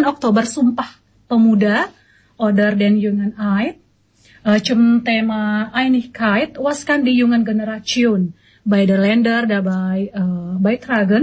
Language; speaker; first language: German; non-native, learner; Indonesian